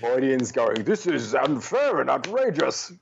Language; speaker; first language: English; native; English